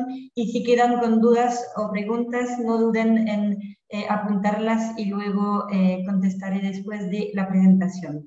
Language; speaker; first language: Spanish; non-native, fluent; French